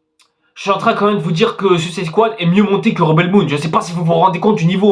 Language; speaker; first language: French; native; French